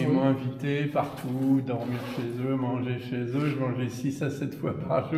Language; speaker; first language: French; native; French